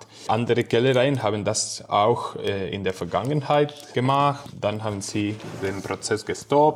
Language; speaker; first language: German; non-native, learner; Spanish